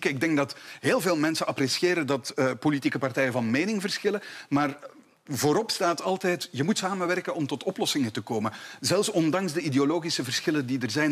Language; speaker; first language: Dutch; native; Dutch